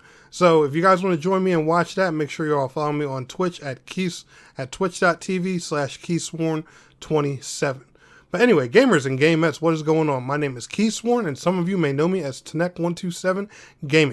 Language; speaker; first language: English; native; English